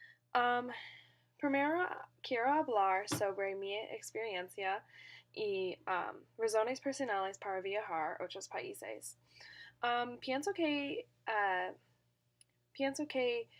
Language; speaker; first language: Spanish; non-native, learner; English